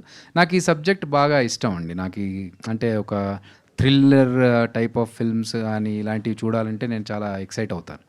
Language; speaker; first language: Telugu; native; Telugu